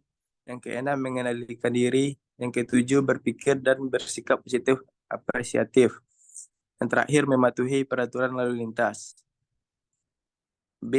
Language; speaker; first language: Indonesian; native; Indonesian